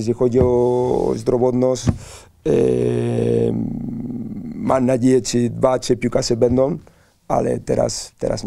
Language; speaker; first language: Polish; non-native, learner; Spanish